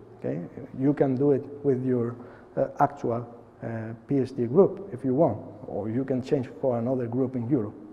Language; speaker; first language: English; non-native, fluent; Spanish